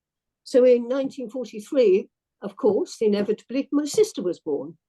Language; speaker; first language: English; native; English